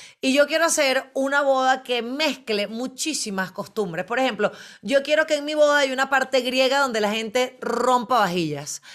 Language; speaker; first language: Spanish; native; Spanish